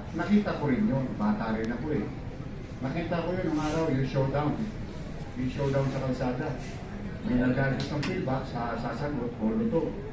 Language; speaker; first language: Filipino; native; Filipino